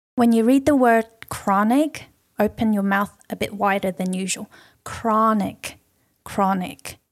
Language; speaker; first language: English; early bilingual, other home language; Chinese